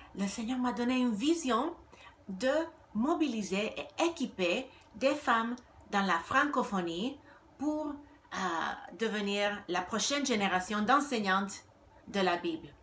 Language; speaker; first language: French; non-native, fluent; Spanish